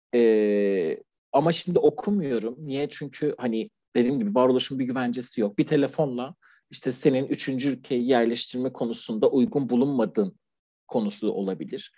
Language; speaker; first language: Turkish; non-native, fluent; Persian